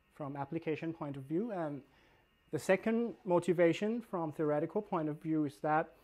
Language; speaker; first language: English; non-native, fluent; Thai